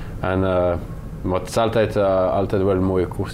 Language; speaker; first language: Dutch; non-native, local second language; French